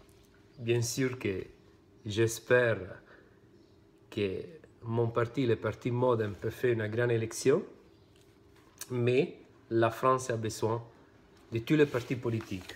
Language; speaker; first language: French; non-native, fluent; Italian